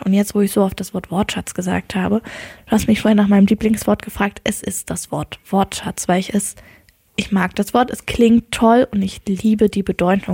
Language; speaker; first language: German; native; German